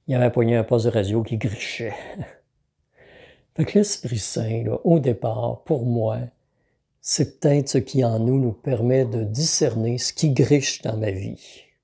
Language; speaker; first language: French; native; French